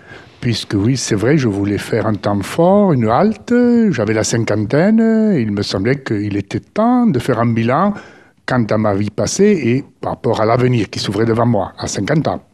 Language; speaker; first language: French; native; French